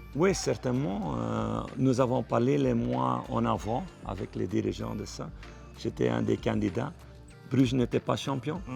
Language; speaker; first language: French; non-native, local second language; Dutch